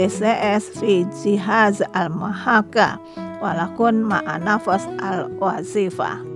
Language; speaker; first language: Arabic; non-native, learner; Indonesian